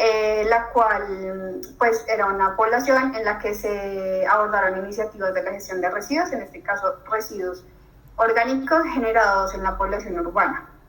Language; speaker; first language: Spanish; native; Spanish